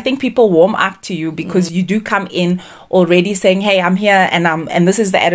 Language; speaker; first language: English; native; English